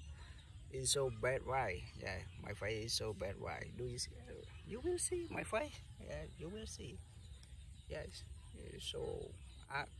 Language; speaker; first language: English; non-native, learner; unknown